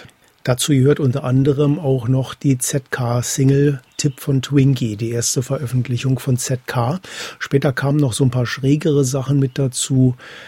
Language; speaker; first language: German; native; German